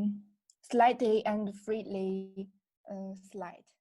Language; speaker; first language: English; non-native, learner; Chinese